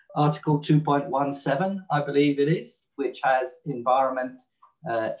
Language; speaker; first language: English; native; English